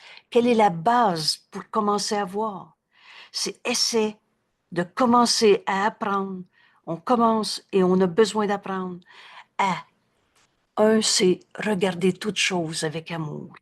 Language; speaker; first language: French; native; French